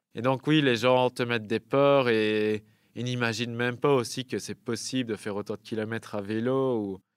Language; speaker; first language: French; native; French